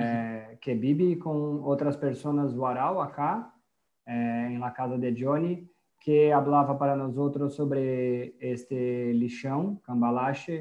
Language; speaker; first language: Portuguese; non-native, fluent; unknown